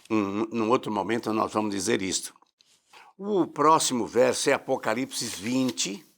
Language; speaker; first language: Portuguese; native; Portuguese